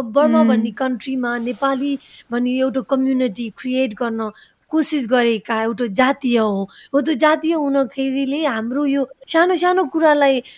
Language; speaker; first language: Nepali; early bilingual, heritage; Nepali